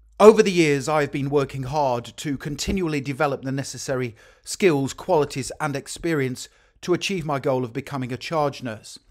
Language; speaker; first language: English; native; English